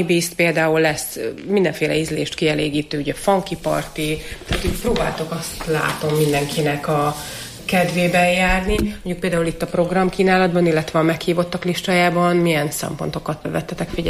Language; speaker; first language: Hungarian; native; Hungarian